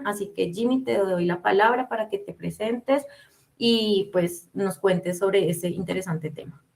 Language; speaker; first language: Spanish; native; Spanish